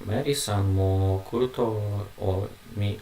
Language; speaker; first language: Japanese; non-native, learner; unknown